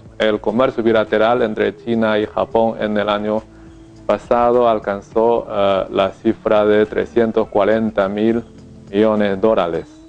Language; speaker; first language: Spanish; non-native, fluent; Chinese